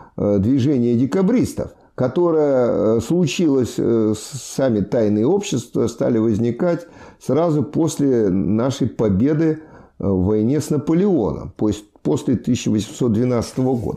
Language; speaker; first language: Russian; native; Russian